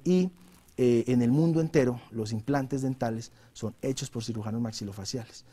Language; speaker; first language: Spanish; native; Spanish